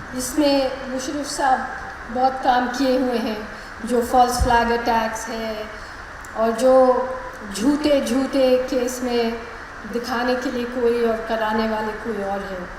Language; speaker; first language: Hindi; non-native, local second language; Malayalam